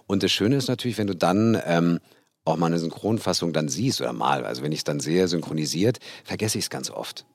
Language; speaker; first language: German; native; German